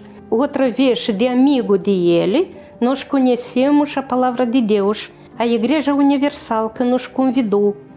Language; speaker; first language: Portuguese; non-native, fluent; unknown